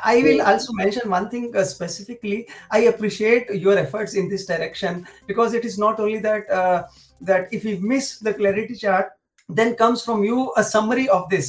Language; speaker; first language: English; non-native, local second language; Hindi